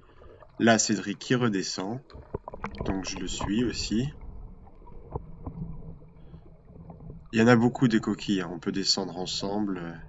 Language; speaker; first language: French; native; French